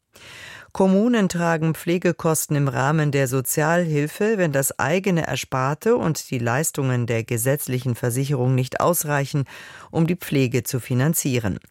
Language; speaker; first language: German; native; German